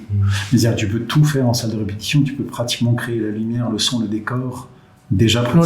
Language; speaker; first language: French; native; French